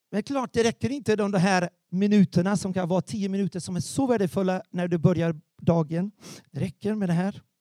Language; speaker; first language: Swedish; non-native, fluent; Portuguese